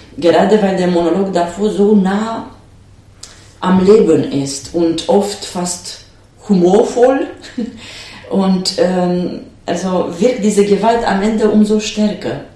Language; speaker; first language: German; non-native, fluent; Romanian